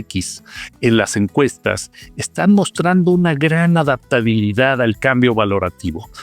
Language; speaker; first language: Spanish; native; Spanish